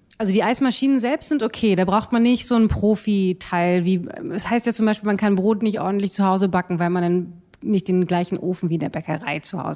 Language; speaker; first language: German; native; German